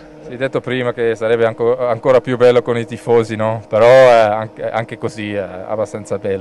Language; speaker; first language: Italian; non-native, local second language; German